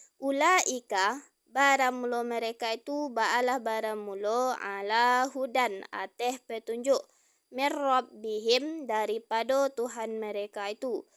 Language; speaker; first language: Malay; non-native, local second language; Minangkabau